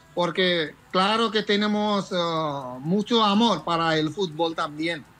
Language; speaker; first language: Spanish; non-native, learner; Bangla